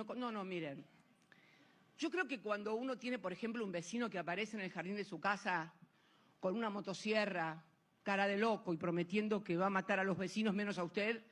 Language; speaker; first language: Spanish; native; Spanish